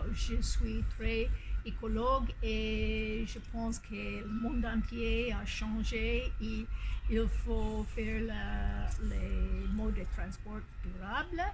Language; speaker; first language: French; non-native, fluent; English